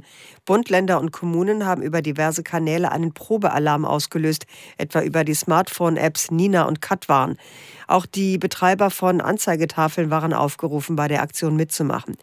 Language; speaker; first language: German; native; German